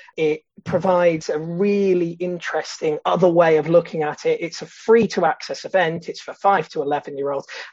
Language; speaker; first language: English; native; English